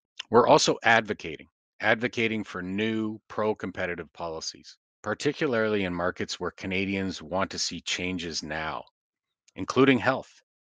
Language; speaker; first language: English; native; English